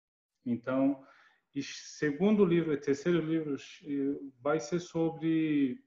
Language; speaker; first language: Portuguese; non-native, learner; Turkish